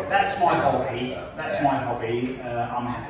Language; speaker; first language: English; native; English